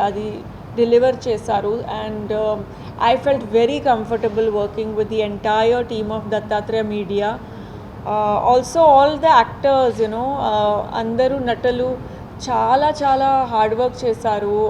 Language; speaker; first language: Telugu; non-native, fluent; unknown